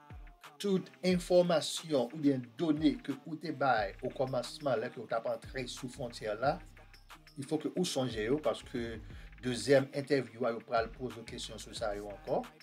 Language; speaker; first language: French; non-native, learner; Haitian Creole